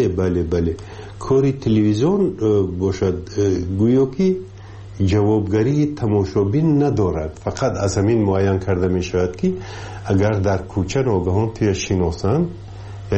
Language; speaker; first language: Persian; native; Persian